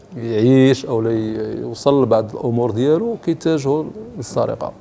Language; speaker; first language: Arabic; native; Arabic